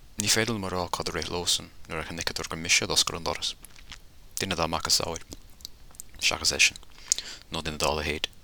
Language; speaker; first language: Irish; native; Irish